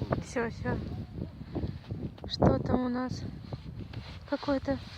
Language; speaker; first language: Russian; native; Russian